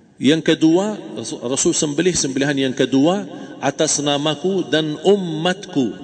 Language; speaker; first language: Malay; non-native, fluent; Arabic